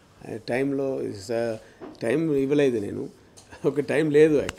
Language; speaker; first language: Telugu; non-native, learner; Tamil